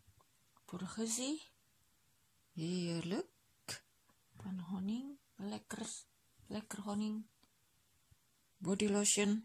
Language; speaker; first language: Dutch; non-native, learner; Indonesian